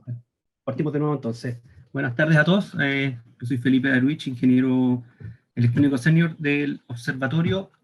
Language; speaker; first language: Spanish; native; Spanish